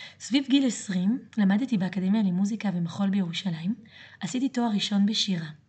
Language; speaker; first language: Hebrew; early bilingual, other home language; French